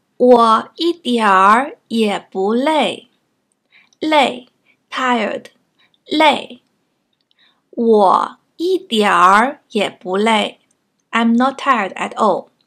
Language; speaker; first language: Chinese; native; Chinese